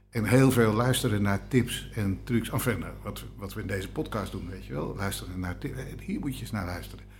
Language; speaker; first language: Dutch; native; Dutch